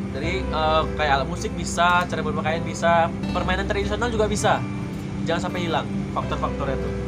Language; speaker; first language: Indonesian; native; Indonesian